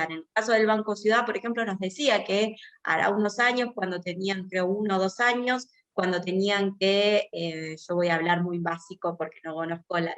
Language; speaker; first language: Spanish; native; Spanish